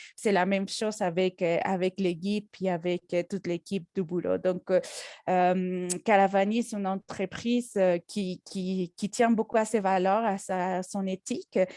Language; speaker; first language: French; non-native, fluent; Spanish